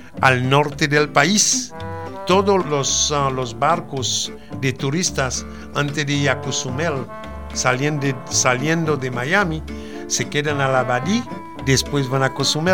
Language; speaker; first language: Spanish; non-native, fluent; Haitian Creole